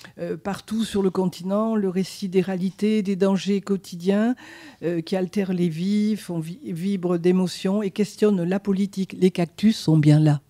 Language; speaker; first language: French; native; French